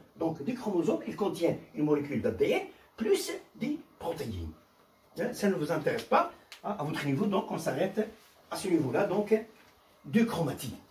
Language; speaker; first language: French; non-native, local second language; Arabic